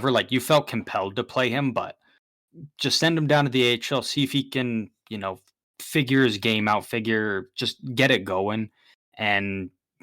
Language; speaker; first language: English; native; English